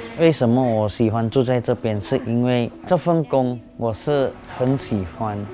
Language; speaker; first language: Chinese; non-native, local second language; Tamil